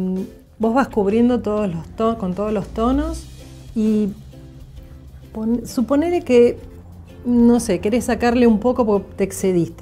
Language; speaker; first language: Spanish; native; Spanish